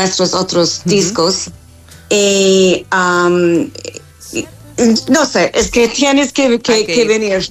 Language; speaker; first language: Spanish; non-native, fluent; English